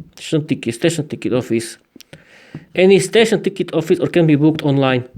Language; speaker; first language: English; non-native, learner; Slovak